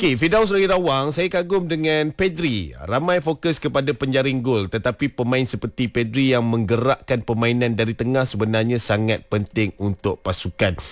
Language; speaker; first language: Malay; native; Malay